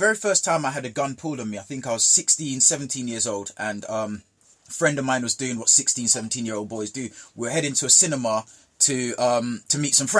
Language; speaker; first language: English; early bilingual, other home language; Jamaican Creole English